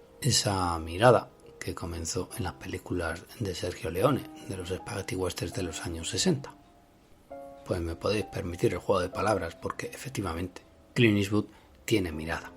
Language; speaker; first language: Spanish; native; Spanish